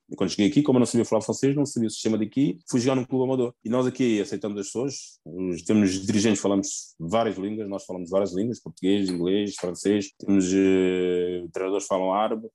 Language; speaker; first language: Portuguese; early bilingual, other home language; Upper Guinea Crioulo